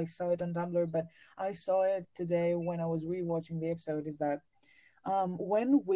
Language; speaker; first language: English; non-native, fluent; Greek